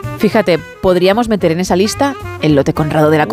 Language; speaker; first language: Spanish; native; Spanish